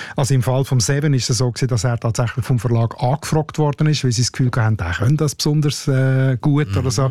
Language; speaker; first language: German; native; German